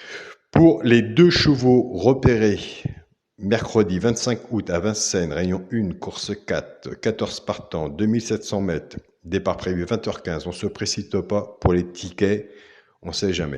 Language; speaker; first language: French; native; French